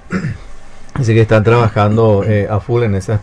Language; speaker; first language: Spanish; native; Spanish